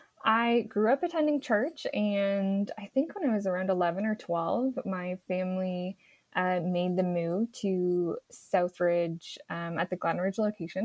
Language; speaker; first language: English; native; English